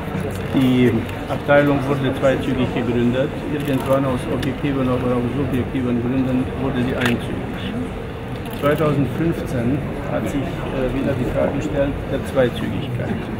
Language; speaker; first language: German; non-native, local second language; Romanian